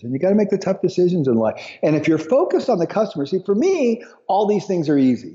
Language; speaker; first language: English; native; English